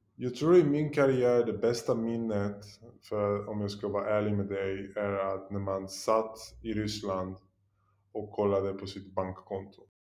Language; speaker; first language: Swedish; early bilingual, other home language; Polish